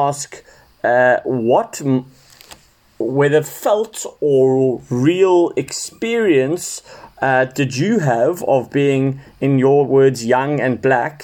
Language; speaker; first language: English; native; English